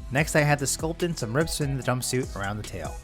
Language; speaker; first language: English; native; English